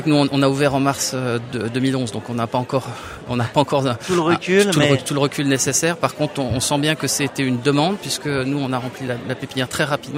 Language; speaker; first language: French; native; French